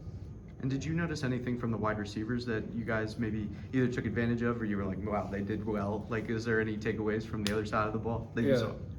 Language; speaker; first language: English; native; English